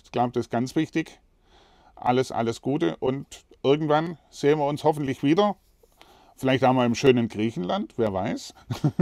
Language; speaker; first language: German; native; German